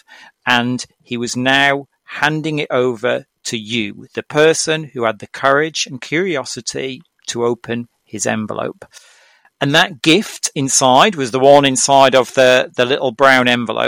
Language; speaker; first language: English; native; English